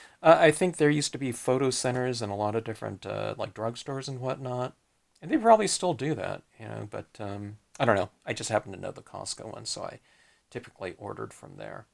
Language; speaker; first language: English; native; English